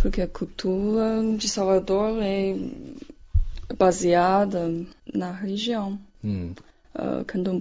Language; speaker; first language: Portuguese; non-native, fluent; Chinese